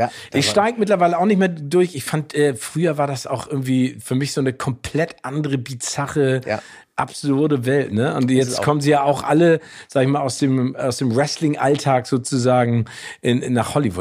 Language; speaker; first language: German; native; German